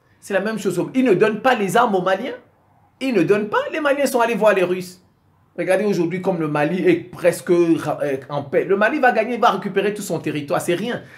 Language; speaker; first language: French; non-native, local second language; Sango